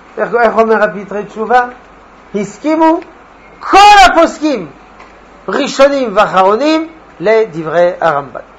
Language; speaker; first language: Hebrew; non-native, fluent; French